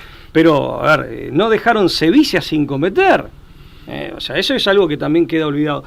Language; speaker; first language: Spanish; native; Spanish